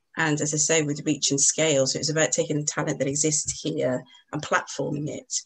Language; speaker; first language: English; native; English